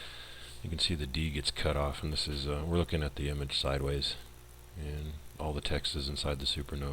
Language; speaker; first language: English; native; English